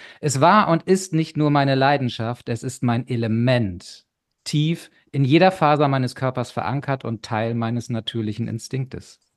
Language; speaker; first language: German; native; German